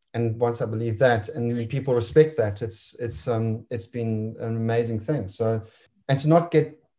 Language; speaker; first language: English; native; English